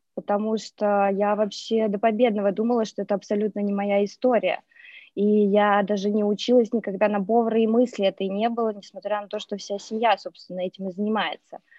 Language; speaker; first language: Russian; native; Russian